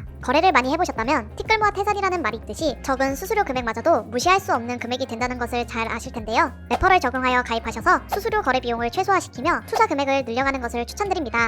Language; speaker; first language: Korean; native; Korean